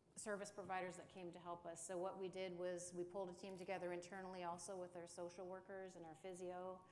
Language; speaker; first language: English; native; English